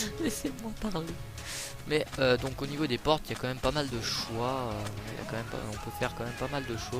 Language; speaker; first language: French; native; French